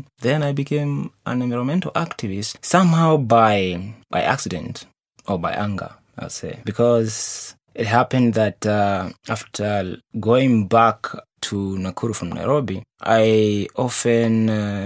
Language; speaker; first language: English; non-native, local second language; Kikuyu